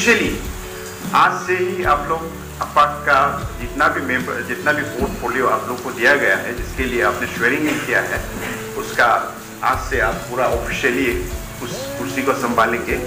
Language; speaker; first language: Hindi; non-native, local second language; Adi